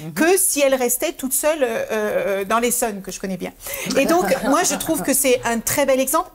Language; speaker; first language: French; early bilingual, other home language; Kabuverdianu